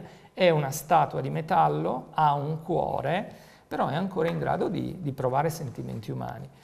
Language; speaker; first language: Italian; native; Italian